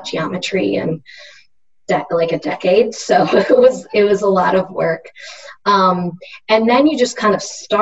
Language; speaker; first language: English; native; English